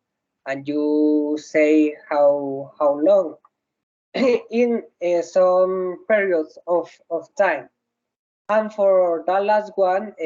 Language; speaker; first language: English; non-native, learner; Spanish